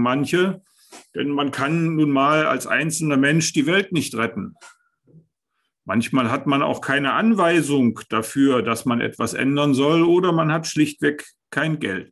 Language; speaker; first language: German; native; German